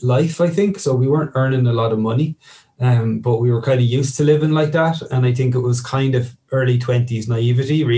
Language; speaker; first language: English; native; English